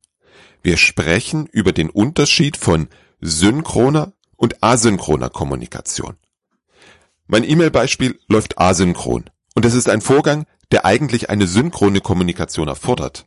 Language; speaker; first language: German; native; German